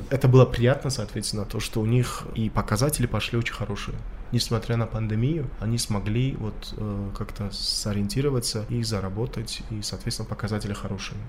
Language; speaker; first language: Russian; non-native, local second language; Tajik